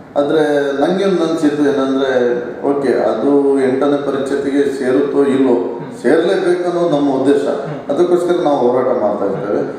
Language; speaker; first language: Kannada; non-native, local second language; Tulu